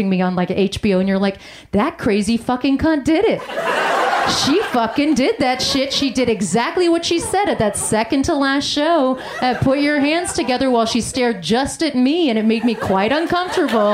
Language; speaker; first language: English; native; English